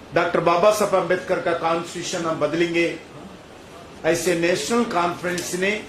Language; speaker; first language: Hindi; non-native, local second language; Telugu